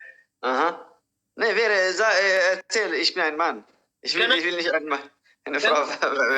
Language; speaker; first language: German; non-native, fluent; Tigrinya